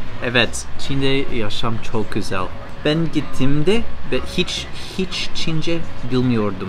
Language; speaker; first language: Turkish; non-native, learner; English